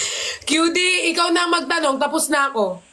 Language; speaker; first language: Filipino; native; Filipino